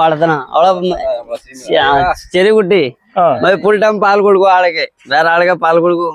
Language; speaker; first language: Malayalam; non-native, learner; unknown